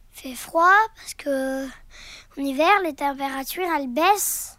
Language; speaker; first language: French; native; French